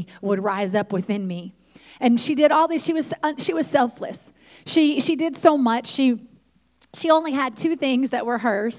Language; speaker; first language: English; native; English